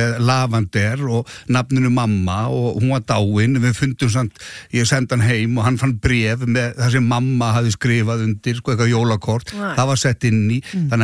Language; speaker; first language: Icelandic; native; Icelandic